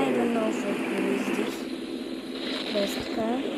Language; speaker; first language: English; non-native, learner; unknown